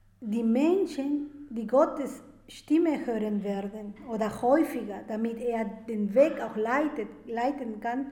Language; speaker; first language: German; non-native, fluent; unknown